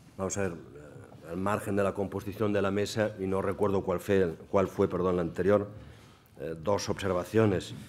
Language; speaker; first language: Spanish; non-native, local second language; Catalan